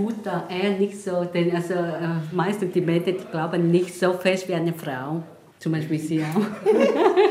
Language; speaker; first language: German; non-native, learner; Vietnamese